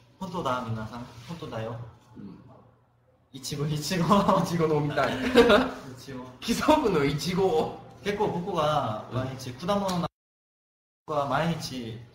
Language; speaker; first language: Japanese; non-native, fluent; Korean